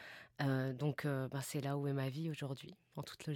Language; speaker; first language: French; native; French